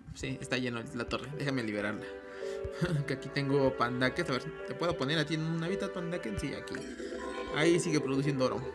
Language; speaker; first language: Spanish; native; Spanish